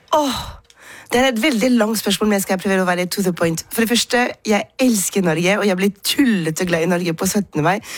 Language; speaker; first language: Norwegian; non-native, fluent; French